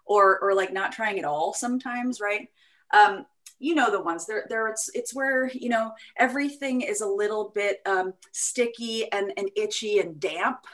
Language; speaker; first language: English; native; English